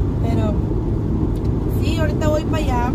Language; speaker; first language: Spanish; early bilingual, other home language; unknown